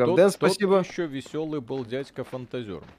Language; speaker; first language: Russian; native; Russian